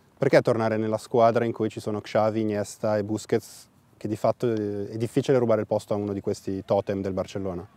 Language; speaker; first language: Italian; native; Italian